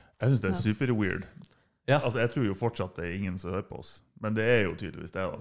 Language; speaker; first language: Norwegian; non-native, fluent; German